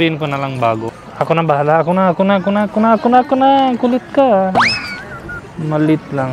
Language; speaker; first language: Filipino; non-native, learner; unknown